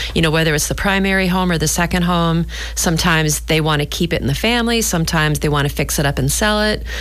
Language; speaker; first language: English; native; English